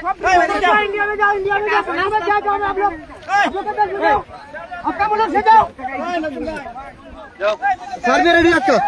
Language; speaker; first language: Hindi; non-native, learner; Bangla